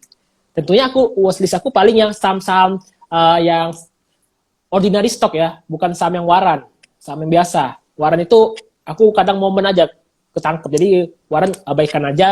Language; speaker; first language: Indonesian; native; Indonesian